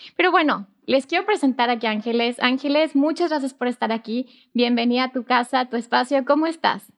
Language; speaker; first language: Spanish; native; Spanish